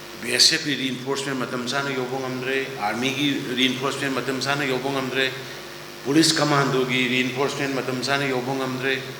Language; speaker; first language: Manipuri; native; Manipuri